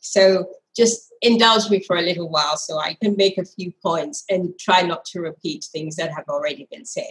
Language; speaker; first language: English; non-native, local second language; Ga